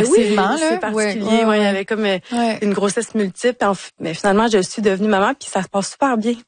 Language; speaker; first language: French; native; French